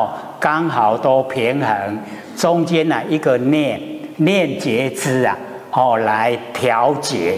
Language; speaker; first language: Chinese; native; Chinese